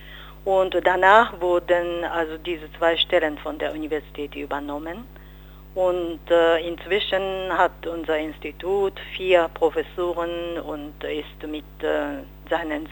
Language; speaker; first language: German; non-native, fluent; Japanese